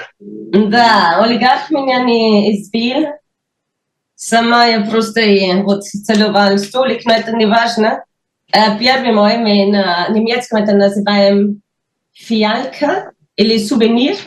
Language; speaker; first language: Russian; non-native, fluent; German